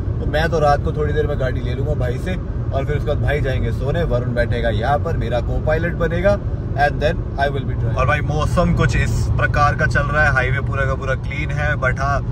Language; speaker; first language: Hindi; native; Hindi